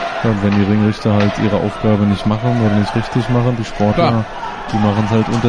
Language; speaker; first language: German; native; German